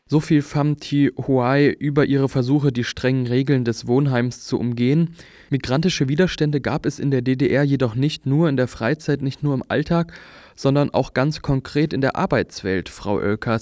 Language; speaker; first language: German; native; German